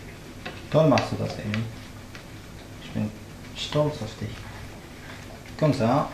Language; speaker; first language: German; non-native, learner; French